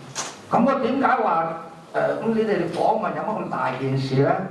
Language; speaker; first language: Cantonese; native; Cantonese